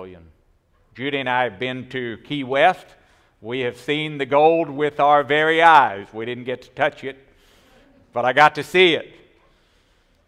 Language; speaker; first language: English; native; English